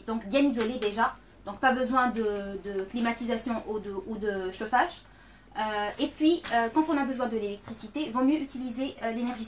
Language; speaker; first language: French; non-native, local second language; Arabic